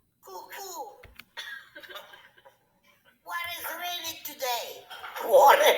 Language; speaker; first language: English; non-native, learner; Italian